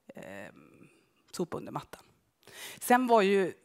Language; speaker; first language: Swedish; native; Swedish